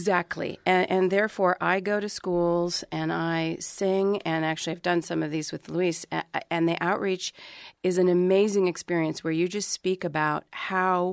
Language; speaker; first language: English; early bilingual, other home language; Spanish